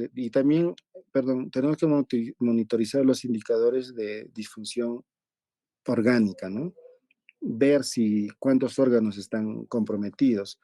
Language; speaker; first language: Spanish; native; Spanish